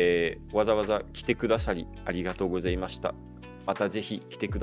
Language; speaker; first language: Japanese; non-native, learner; French